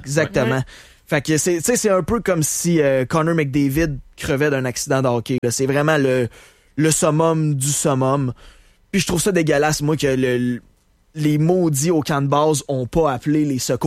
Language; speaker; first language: French; native; French